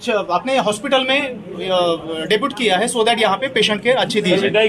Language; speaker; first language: Hindi; non-native, local second language; Marathi